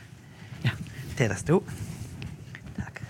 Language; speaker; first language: Polish; non-native, learner; German